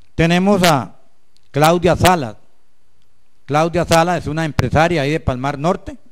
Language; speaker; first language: Spanish; native; Spanish